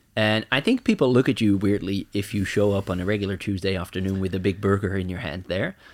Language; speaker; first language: English; non-native, fluent; Dutch